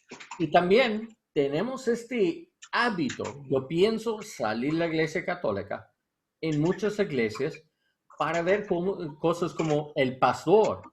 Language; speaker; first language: Spanish; non-native, learner; English